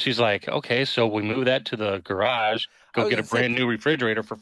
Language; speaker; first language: English; native; English